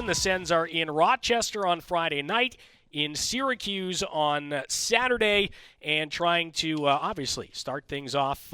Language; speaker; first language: English; native; English